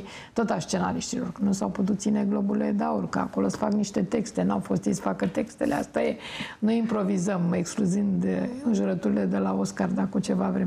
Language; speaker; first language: Romanian; native; Romanian